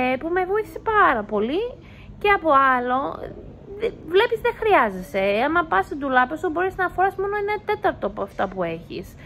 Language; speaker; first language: Greek; early bilingual, heritage; Greek